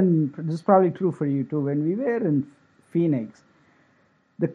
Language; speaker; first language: English; non-native, local second language; Tamil